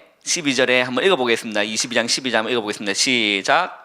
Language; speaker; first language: Korean; native; Korean